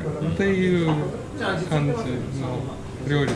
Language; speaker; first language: Japanese; non-native, fluent; Latvian